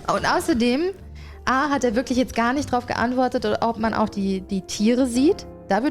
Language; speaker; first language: German; native; German